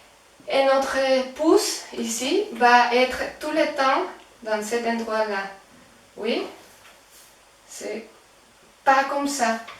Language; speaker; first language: French; non-native, fluent; Spanish